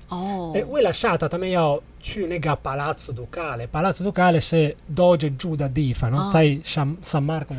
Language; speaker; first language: Chinese; non-native, learner; Italian